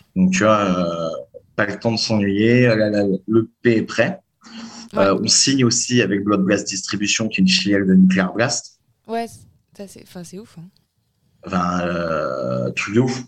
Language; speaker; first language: French; native; French